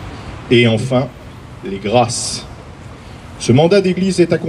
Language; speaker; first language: French; native; French